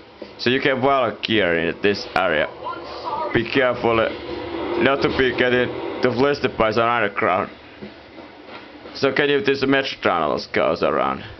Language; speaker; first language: English; non-native, fluent; Italian